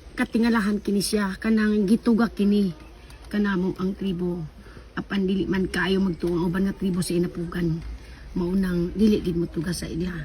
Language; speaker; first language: Cebuano; non-native, local second language; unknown